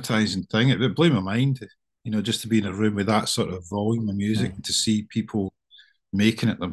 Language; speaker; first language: English; native; English